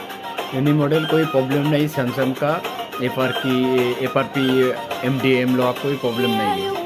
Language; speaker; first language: Hindi; non-native, local second language; Bangla